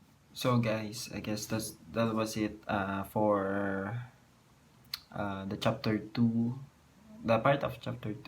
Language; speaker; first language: English; non-native, local second language; Filipino